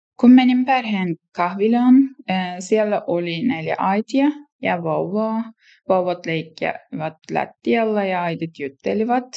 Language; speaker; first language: Finnish; non-native, learner; Turkish